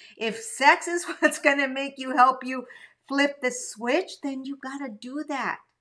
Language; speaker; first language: English; early bilingual, other home language; Spanish